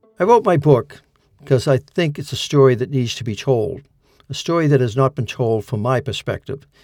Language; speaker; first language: English; native; English